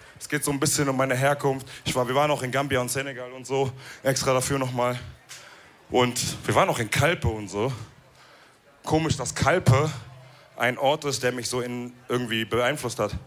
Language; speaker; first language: German; early bilingual, other home language; Wolof